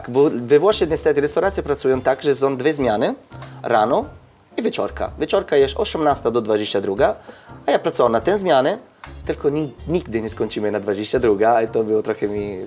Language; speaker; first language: Polish; non-native, learner; Italian